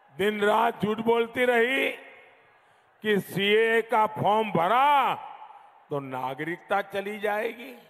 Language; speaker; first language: Hindi; non-native, local second language; Gujarati